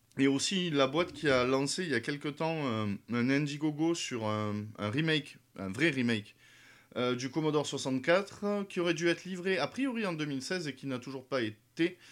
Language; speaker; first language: French; native; French